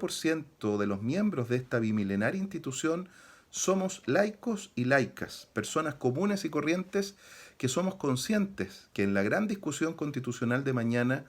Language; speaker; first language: Spanish; native; Spanish